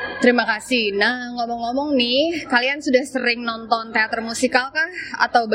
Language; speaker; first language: Indonesian; native; Indonesian